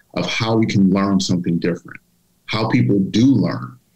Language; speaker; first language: English; native; English